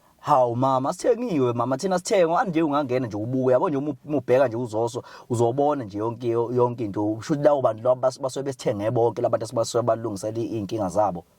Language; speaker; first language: Zulu; native; Zulu